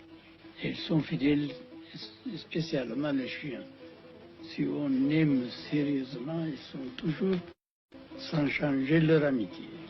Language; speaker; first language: French; non-native, fluent; Amharic